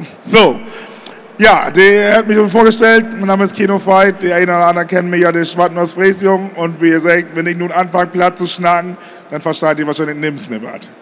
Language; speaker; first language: German; native; German